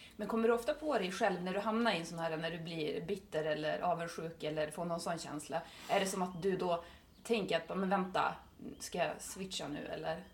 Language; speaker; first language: Swedish; native; Swedish